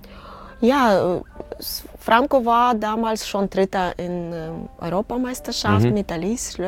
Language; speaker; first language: German; non-native, learner; Russian